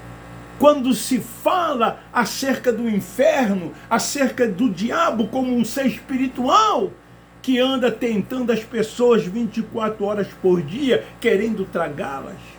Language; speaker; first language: Portuguese; native; Portuguese